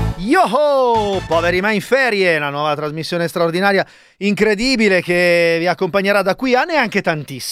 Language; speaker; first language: Italian; native; Italian